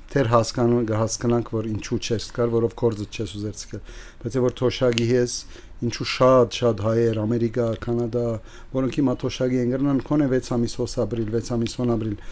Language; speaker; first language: Armenian; early bilingual, heritage; Armenian